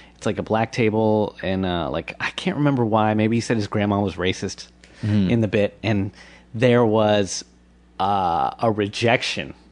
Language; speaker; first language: English; native; English